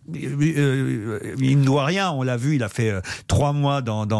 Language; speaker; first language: French; native; French